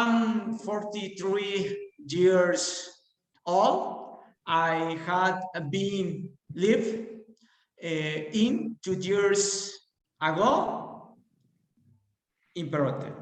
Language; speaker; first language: English; non-native, learner; Spanish